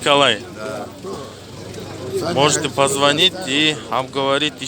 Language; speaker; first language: Russian; non-native, local second language; Kyrgyz